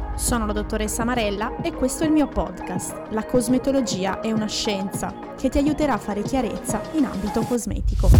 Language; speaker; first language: Italian; native; Italian